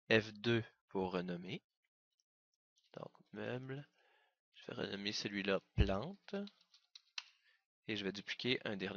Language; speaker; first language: French; native; French